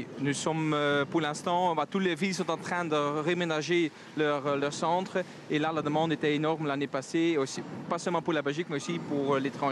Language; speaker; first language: French; non-native, local second language; Dutch